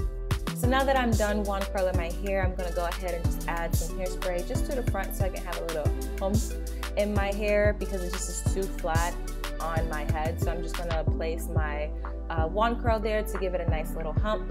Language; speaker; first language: English; native; English